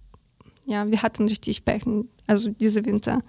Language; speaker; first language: German; non-native, learner; Ukrainian